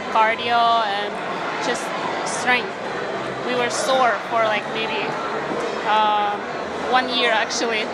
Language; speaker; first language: English; non-native, fluent; Ukrainian